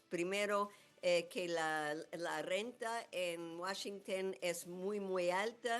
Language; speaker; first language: Spanish; non-native, fluent; English